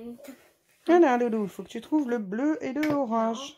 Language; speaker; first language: French; native; French